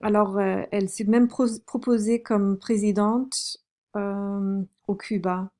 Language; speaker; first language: French; non-native, fluent; German